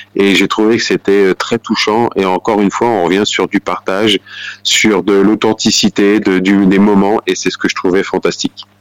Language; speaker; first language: French; native; French